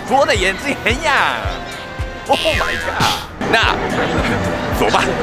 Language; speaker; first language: Chinese; non-native, learner; Japanese